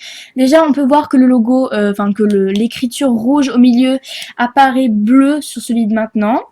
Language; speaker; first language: French; native; French